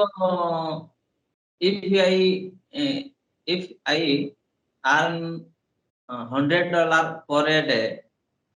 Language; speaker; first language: English; non-native, learner; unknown